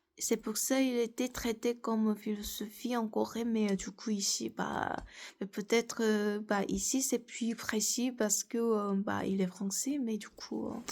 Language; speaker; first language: French; non-native, fluent; Korean